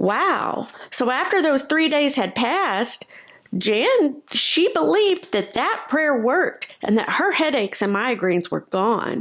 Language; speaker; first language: English; native; English